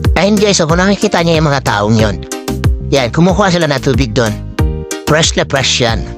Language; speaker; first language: Filipino; native; Filipino